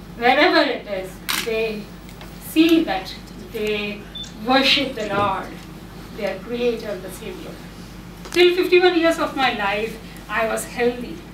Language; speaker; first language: English; non-native, local second language; Telugu